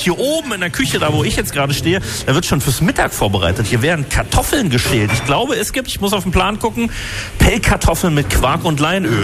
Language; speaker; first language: German; native; German